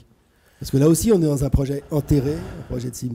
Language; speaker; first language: French; native; French